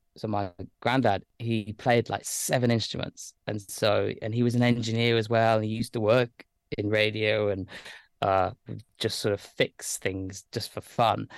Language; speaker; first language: English; native; English